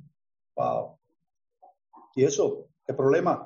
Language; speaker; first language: Spanish; native; Spanish